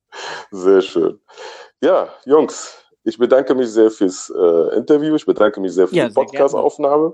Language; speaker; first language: German; native; German